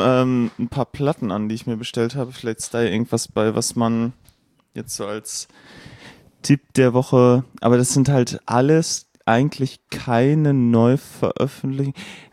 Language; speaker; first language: German; native; German